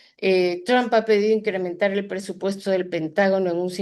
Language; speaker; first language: Spanish; native; Spanish